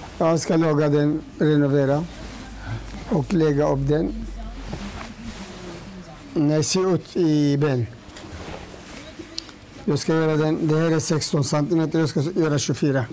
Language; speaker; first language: Swedish; non-native, learner; Turoyo